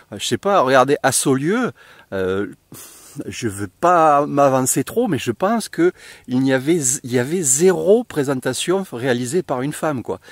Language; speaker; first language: French; native; French